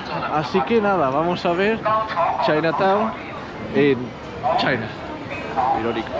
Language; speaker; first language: Spanish; native; Spanish